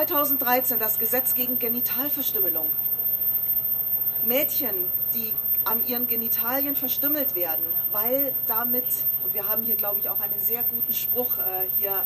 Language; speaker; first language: German; native; German